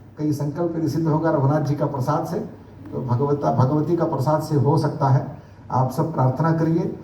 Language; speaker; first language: Hindi; non-native, local second language; Kannada